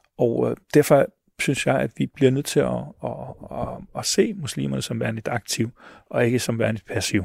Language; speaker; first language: Danish; early bilingual, other home language; Arabic